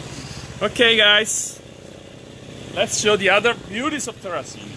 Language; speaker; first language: English; non-native, fluent; Italian